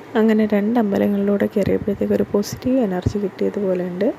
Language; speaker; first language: Malayalam; native; Malayalam